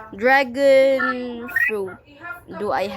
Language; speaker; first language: English; non-native, local second language; Filipino